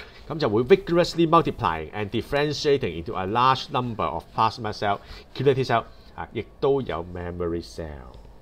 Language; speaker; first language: English; non-native, local second language; Cantonese